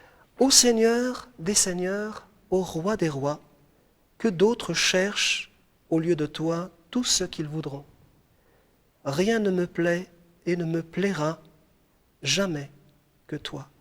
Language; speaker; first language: French; non-native, local second language; Arabic